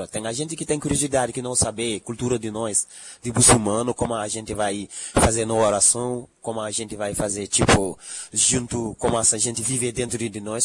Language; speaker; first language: Portuguese; non-native, learner; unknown